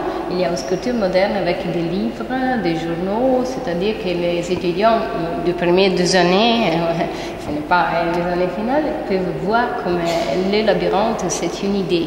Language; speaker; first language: French; non-native, fluent; Italian